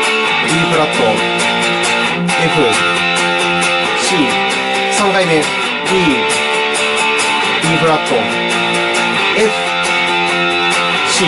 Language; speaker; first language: Japanese; native; Japanese